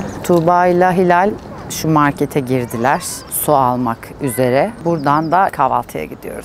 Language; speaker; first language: Turkish; native; Turkish